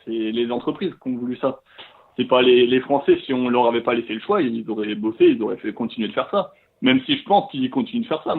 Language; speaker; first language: French; native; French